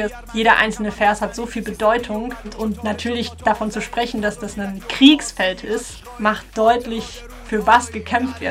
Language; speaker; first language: German; native; German